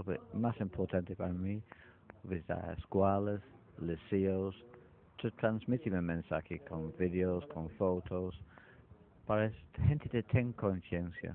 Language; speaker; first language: Spanish; non-native, learner; English